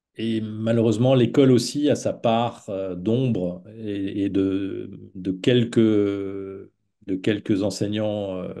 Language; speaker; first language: French; non-native, local second language; Swiss German